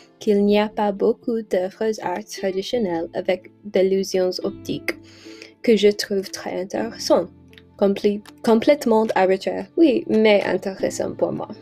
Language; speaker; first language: French; non-native, learner; English